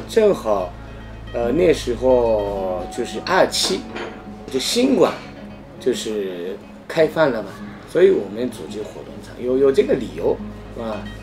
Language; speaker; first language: Chinese; non-native, fluent; Japanese